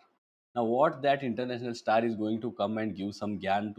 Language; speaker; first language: English; non-native, local second language; Marathi